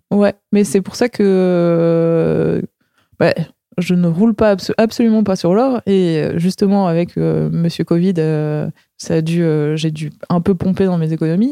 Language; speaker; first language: French; native; French